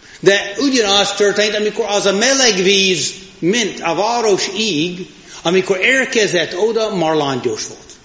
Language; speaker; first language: Hungarian; non-native, fluent; English